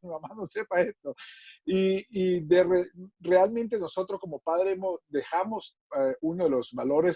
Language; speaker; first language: Spanish; native; Spanish